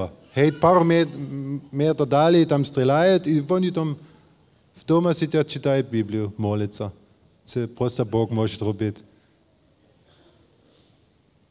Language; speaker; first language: Ukrainian; non-native, learner; German